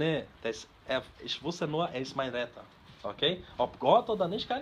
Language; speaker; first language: German; non-native, fluent; Portuguese